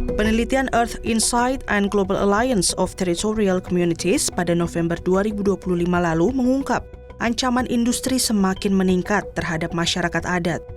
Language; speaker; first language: Indonesian; native; Indonesian